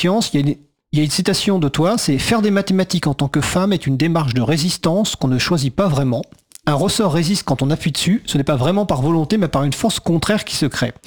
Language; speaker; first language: French; native; French